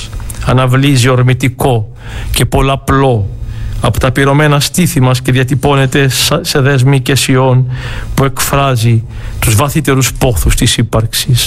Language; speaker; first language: Greek; native; Greek